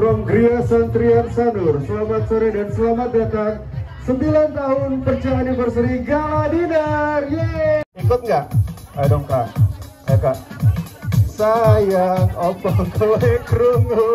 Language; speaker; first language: Indonesian; native; Indonesian